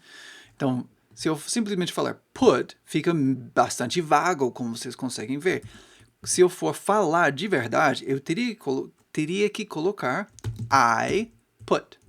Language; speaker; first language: Portuguese; non-native, fluent; English